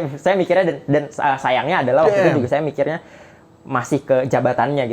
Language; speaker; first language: Indonesian; native; Indonesian